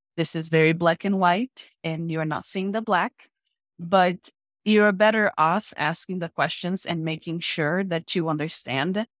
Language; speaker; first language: English; non-native, fluent; Portuguese